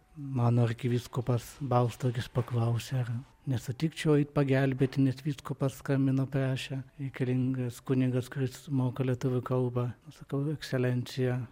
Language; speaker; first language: Lithuanian; non-native, local second language; Polish